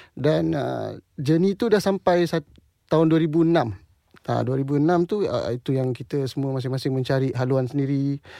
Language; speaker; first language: Malay; non-native, local second language; English